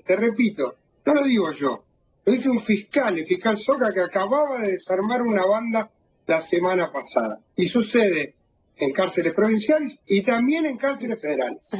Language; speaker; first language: Spanish; native; Spanish